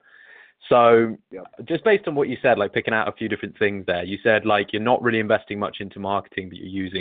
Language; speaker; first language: English; native; English